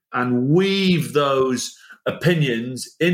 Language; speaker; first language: English; native; English